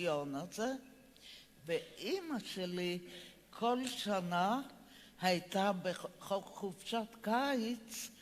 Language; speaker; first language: Hebrew; non-native, fluent; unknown